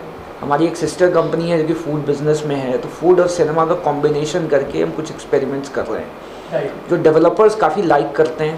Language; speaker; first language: Hindi; native; Hindi